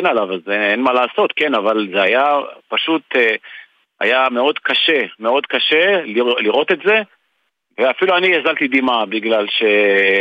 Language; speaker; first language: Hebrew; native; Hebrew